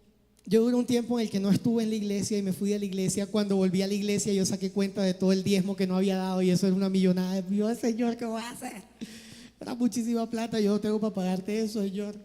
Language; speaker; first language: Spanish; native; Spanish